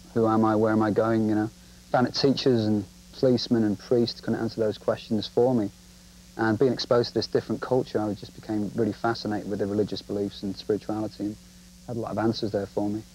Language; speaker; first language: English; native; English